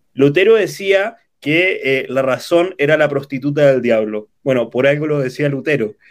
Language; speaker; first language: Spanish; native; Spanish